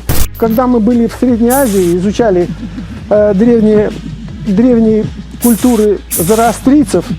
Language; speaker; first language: Russian; native; Russian